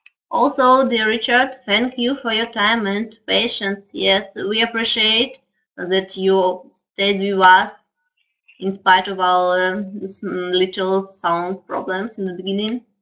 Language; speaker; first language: English; non-native, fluent; Russian